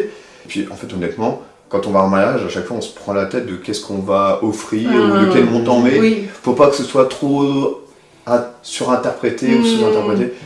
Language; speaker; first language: French; native; French